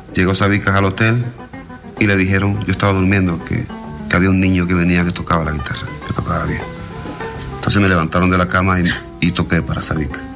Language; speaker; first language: Spanish; native; Spanish